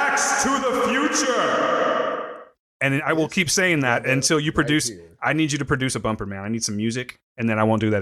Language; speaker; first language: English; native; English